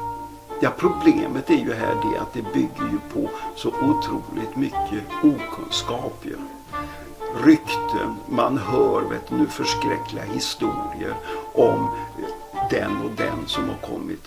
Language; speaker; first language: Swedish; native; Swedish